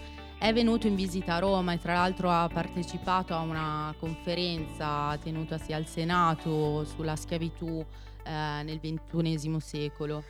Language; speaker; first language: Italian; native; Italian